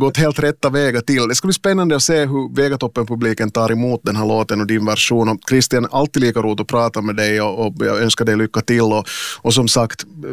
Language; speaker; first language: Swedish; native; Swedish